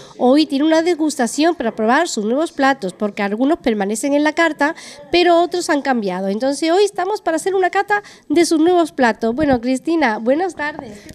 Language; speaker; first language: Spanish; native; Spanish